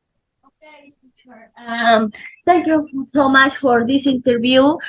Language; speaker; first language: English; non-native, learner; Spanish